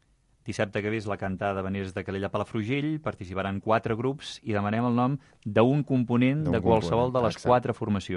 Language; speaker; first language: Catalan; native; Catalan